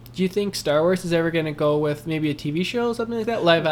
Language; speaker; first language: English; native; English